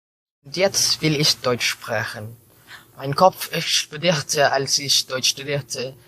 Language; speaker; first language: German; non-native, learner; Filipino